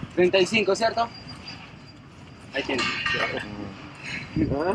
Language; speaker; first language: Spanish; native; Spanish